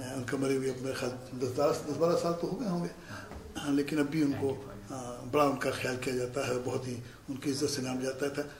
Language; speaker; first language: Urdu; native; Urdu